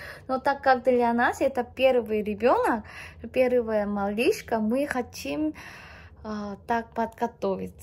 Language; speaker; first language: Russian; non-native, learner; Korean